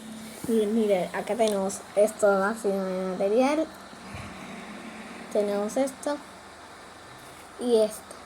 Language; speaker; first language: Spanish; native; Spanish